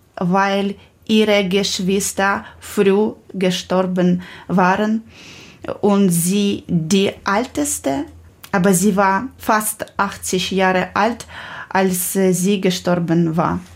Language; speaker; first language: German; non-native, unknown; Ukrainian